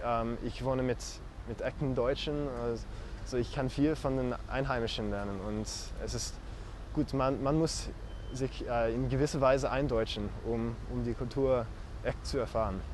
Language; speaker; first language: German; non-native, fluent; English